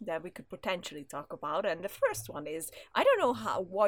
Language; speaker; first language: English; non-native, fluent; Hungarian